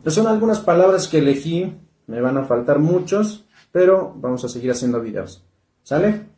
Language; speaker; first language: Spanish; non-native, local second language; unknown